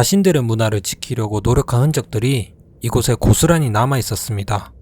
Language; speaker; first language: Korean; native; Korean